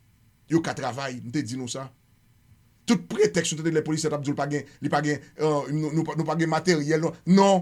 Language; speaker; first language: Haitian Creole; native; Haitian Creole